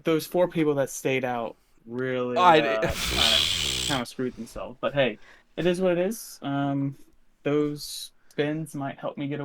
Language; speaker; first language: English; native; English